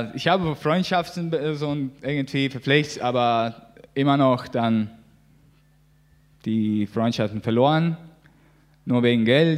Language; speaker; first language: German; non-native, learner; Latvian